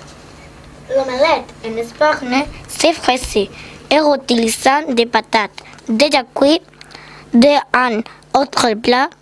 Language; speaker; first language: French; non-native, learner; Spanish